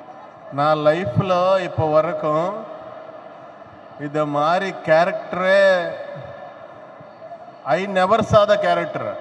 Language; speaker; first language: Tamil; non-native, learner; Telugu